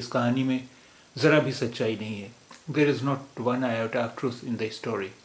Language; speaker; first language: Hindi; native; Hindi